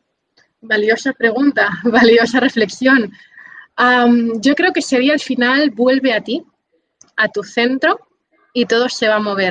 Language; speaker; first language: Spanish; native; Spanish